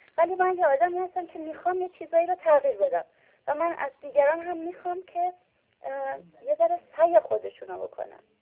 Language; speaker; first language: Persian; early bilingual, heritage; Persian